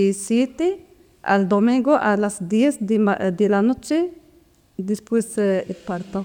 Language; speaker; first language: Spanish; non-native, learner; Arabic